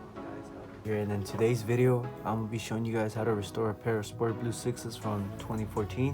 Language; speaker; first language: English; native; English